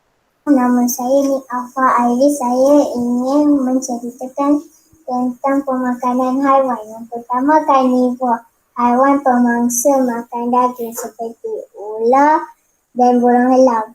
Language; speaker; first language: Malay; native; Malay